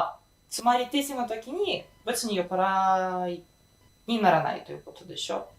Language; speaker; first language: Japanese; non-native, fluent; Russian